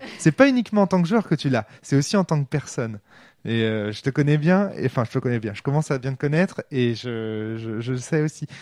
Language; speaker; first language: French; native; French